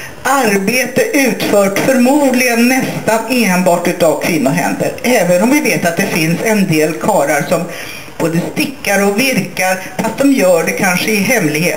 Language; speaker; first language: Swedish; native; Swedish